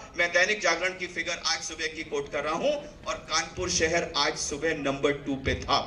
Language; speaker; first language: Hindi; native; Hindi